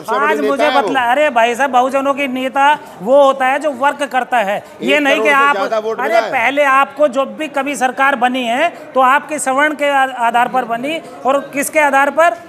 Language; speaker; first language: Hindi; native; Hindi